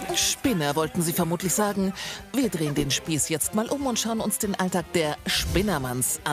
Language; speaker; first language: German; native; German